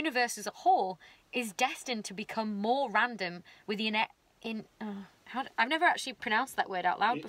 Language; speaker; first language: English; native; English